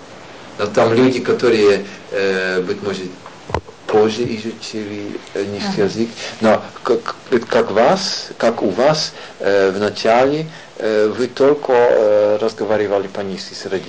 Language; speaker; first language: Russian; non-native, learner; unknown